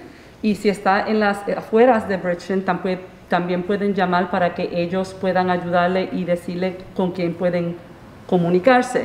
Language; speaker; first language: Spanish; early bilingual, heritage; Spanish